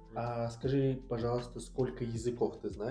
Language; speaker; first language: Russian; native; Russian